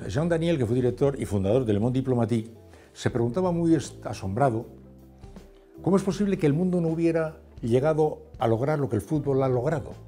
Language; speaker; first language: Spanish; native; Spanish